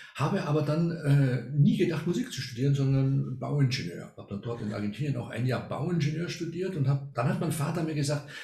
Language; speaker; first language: German; non-native, fluent; Spanish